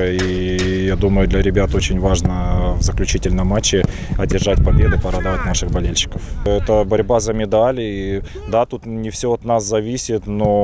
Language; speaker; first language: Russian; native; Russian